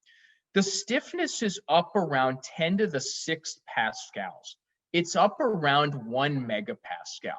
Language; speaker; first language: English; native; English